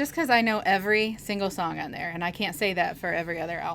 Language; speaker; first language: English; native; English